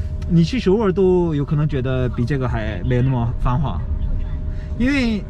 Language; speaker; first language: Chinese; early bilingual, other home language; Korean